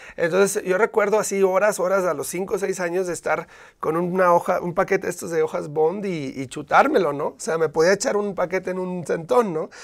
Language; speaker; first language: Spanish; native; Spanish